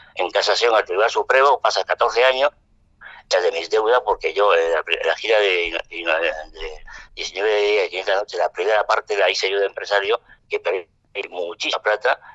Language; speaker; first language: Spanish; non-native, fluent; French